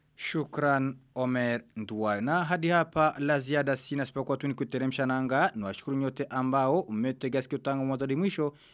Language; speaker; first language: Swahili; non-native, local second language; Rundi